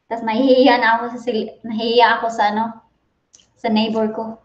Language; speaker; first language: Filipino; non-native, local second language; Cebuano